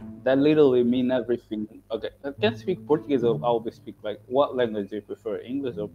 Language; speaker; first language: English; non-native, fluent; Portuguese